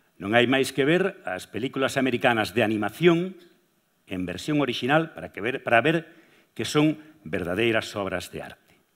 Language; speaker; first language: Galician; native; Galician